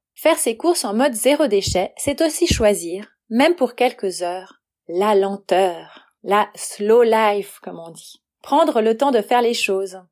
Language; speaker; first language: French; native; French